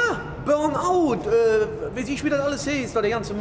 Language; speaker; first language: German; native; German